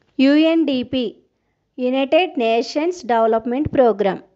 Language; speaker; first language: English; non-native, local second language; Telugu